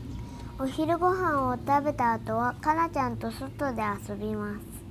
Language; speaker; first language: Japanese; early bilingual, heritage; Japanese